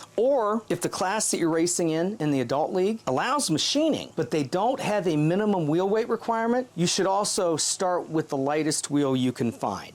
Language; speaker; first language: English; native; English